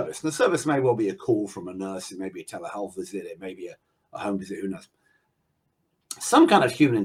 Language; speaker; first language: English; native; English